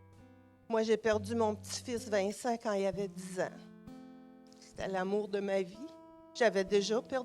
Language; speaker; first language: French; native; French